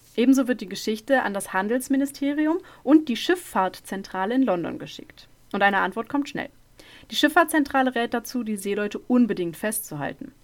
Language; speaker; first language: German; native; German